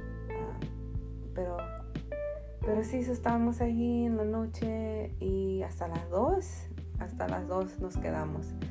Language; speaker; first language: Spanish; early bilingual, other home language; English